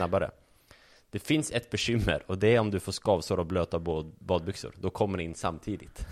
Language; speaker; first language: Swedish; native; Swedish